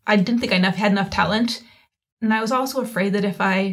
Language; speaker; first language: English; native; English